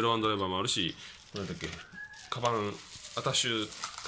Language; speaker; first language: Japanese; native; Japanese